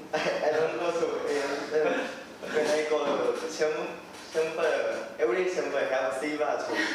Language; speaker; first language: English; non-native, learner; Thai